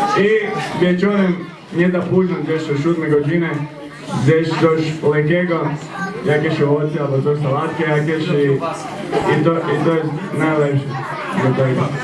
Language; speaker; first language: Polish; non-native, learner; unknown